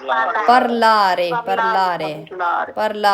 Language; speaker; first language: Italian; non-native, fluent; Urdu